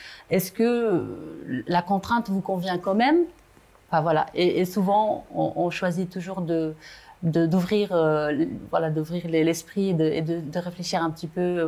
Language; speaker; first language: French; non-native, local second language; Arabic